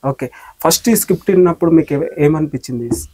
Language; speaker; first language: Telugu; native; Telugu